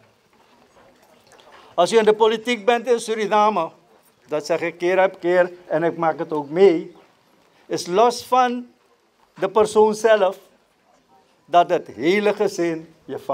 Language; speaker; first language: Dutch; native; Dutch